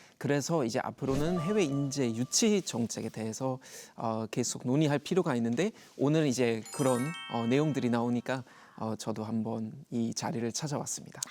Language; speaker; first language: Korean; non-native, fluent; German